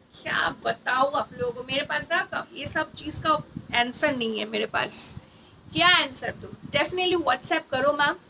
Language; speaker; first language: Hindi; non-native, local second language; Bangla